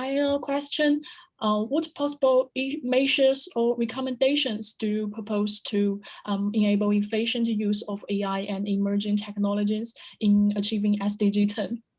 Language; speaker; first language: English; non-native, fluent; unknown